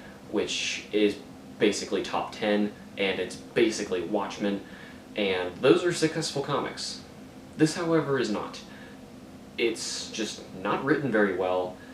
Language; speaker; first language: English; native; English